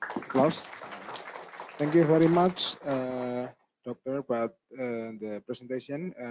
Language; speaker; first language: English; non-native, learner; Indonesian